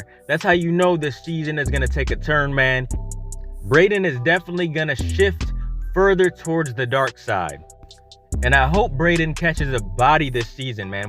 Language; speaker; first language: English; native; English